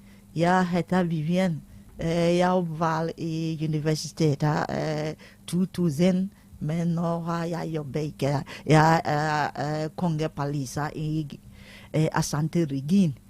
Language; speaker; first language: Norwegian; non-native, learner; Akan